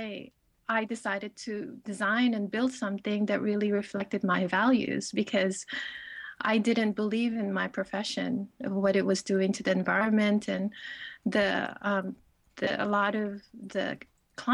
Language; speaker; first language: English; early bilingual, other home language; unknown